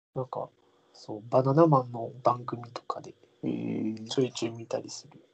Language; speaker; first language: Japanese; native; Japanese